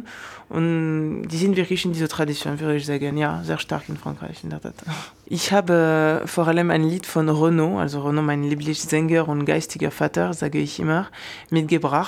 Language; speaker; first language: German; non-native, fluent; French